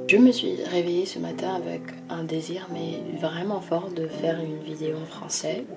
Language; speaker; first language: French; early bilingual, heritage; French